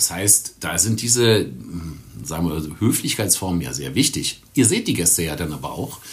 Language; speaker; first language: German; native; German